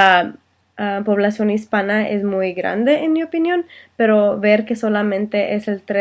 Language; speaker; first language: Spanish; early bilingual, heritage; Spanish